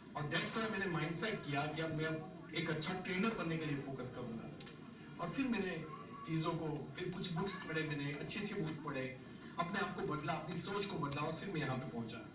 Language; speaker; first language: Hindi; non-native, local second language; Gujarati